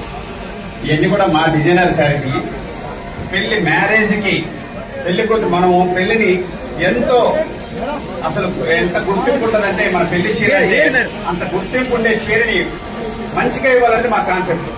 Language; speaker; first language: Telugu; native; Telugu